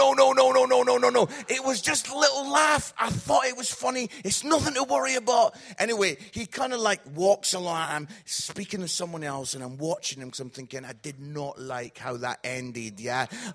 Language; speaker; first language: English; native; English